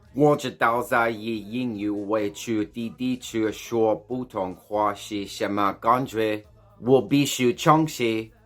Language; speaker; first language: Chinese; non-native, learner; English